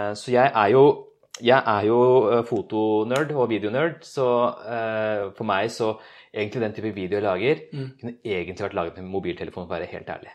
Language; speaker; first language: Norwegian; early bilingual, other home language; Urdu